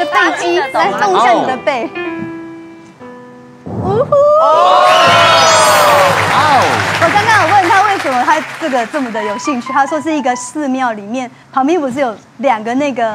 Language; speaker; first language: Chinese; native; Chinese